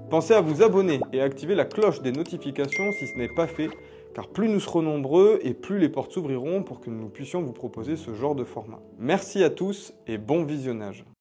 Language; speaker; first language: French; native; French